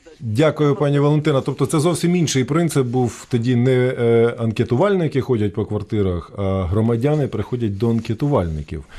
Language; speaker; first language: Ukrainian; native; Ukrainian